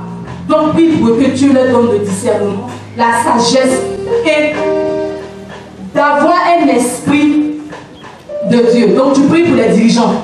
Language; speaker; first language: French; non-native, local second language; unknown